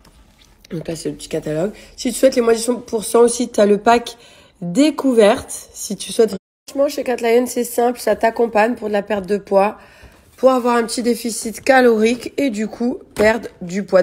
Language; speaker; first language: French; native; French